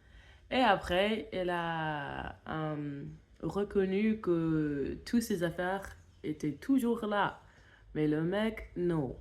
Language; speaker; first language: French; non-native, fluent; English